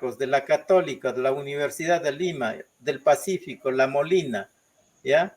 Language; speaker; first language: Spanish; non-native, local second language; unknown